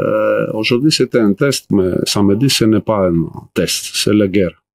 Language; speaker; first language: French; non-native, learner; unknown